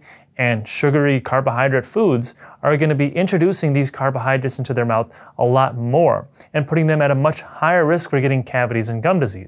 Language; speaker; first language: English; native; English